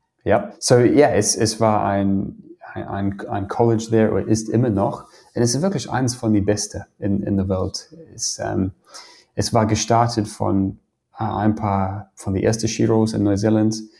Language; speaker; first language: German; non-native, fluent; English